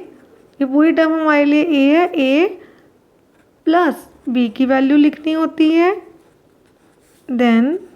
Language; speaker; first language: Hindi; native; Hindi